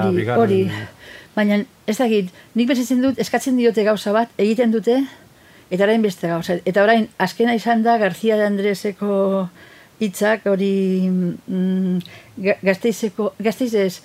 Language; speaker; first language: Basque; non-native, fluent; Catalan